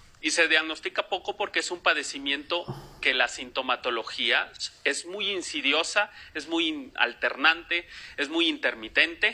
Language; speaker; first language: Spanish; native; Spanish